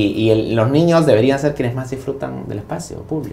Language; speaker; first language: Spanish; native; Spanish